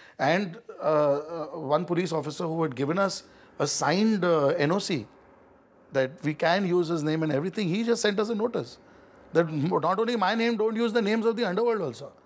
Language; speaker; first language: English; non-native, local second language; Hindi